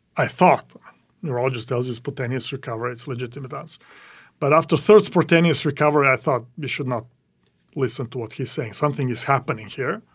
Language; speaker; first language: English; non-native, fluent; Serbian